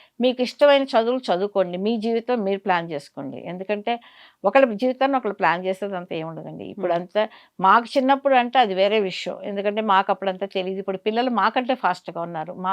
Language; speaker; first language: Telugu; native; Telugu